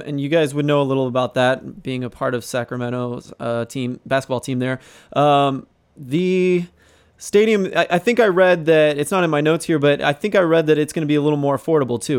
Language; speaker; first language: English; native; English